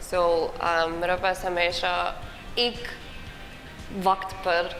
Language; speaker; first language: Hindi; non-native, learner; English